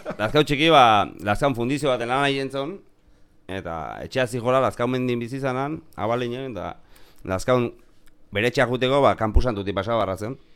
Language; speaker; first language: Basque; native; Basque